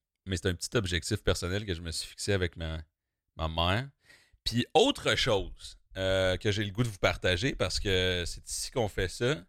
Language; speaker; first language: French; native; French